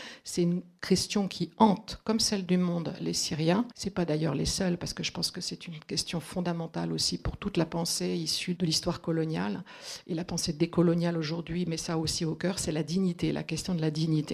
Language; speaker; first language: French; native; French